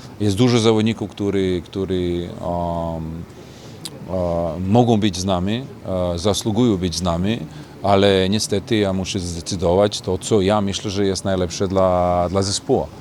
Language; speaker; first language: Polish; non-native, fluent; Serbian